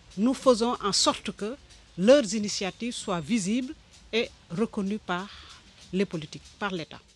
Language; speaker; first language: French; non-native, local second language; Wolof